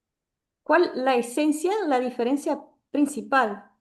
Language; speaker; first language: Spanish; non-native, fluent; Portuguese